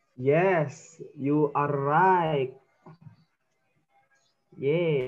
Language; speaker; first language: English; non-native, learner; Indonesian